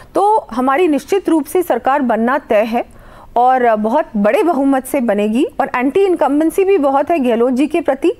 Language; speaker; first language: Hindi; native; Hindi